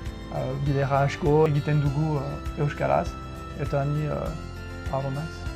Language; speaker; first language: Basque; non-native, fluent; French